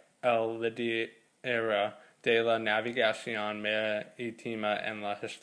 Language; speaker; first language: Spanish; non-native, learner; English